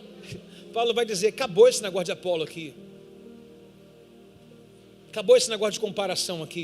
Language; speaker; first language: Portuguese; native; Portuguese